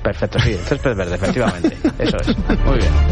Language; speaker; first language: Spanish; native; Spanish